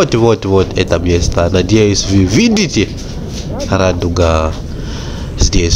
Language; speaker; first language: Russian; non-native, fluent; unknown